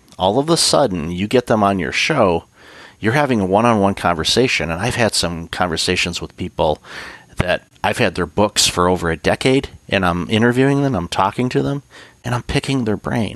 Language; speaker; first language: English; native; English